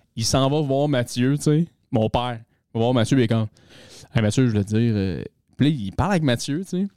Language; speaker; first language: French; native; French